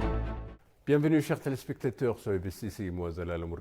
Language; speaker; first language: French; non-native, fluent; Amharic